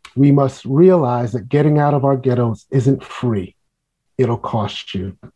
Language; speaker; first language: English; native; English